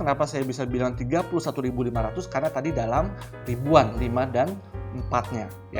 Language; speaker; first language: Indonesian; native; Indonesian